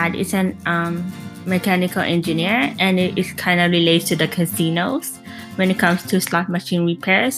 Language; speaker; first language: English; non-native, local second language; Filipino